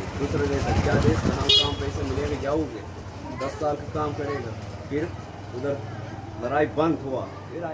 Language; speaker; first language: Hindi; non-native, learner; Arabic